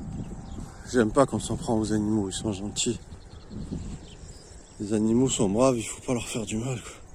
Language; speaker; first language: French; native; French